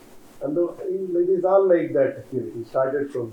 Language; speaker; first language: Tamil; non-native, learner; Kannada